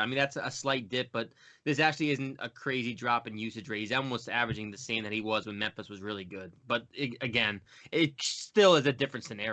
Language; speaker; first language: English; native; English